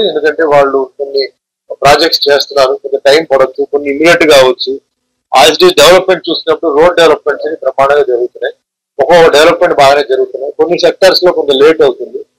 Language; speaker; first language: Telugu; non-native, fluent; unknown